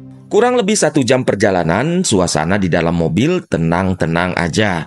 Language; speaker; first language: Indonesian; native; Indonesian